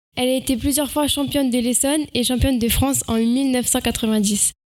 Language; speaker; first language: French; native; French